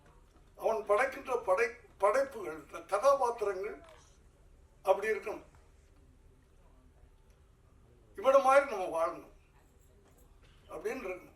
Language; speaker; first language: Tamil; native; Tamil